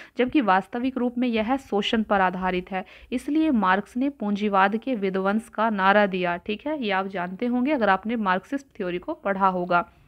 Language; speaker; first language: Hindi; native; Hindi